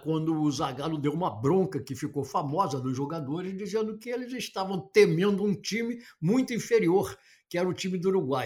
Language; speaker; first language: Portuguese; native; Portuguese